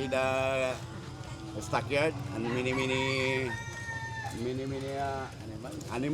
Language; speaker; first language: English; non-native, learner; Hiligaynon